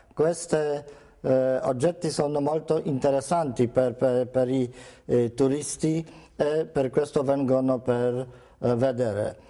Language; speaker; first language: Italian; non-native, fluent; Polish